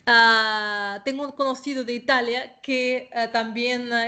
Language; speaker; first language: Spanish; non-native, fluent; Russian